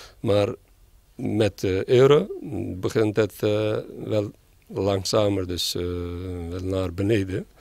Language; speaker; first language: Dutch; non-native, learner; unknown